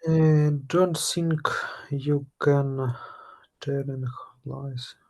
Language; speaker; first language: English; non-native, learner; Russian